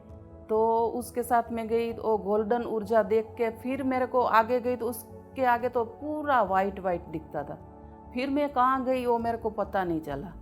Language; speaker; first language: Hindi; non-native, local second language; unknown